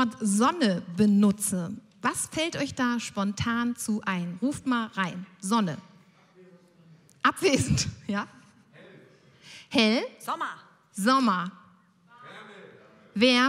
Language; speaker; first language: German; native; German